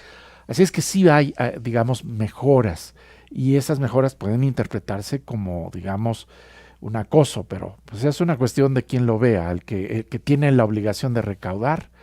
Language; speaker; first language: Spanish; native; Spanish